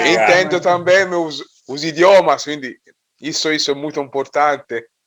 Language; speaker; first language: Portuguese; non-native, learner; Italian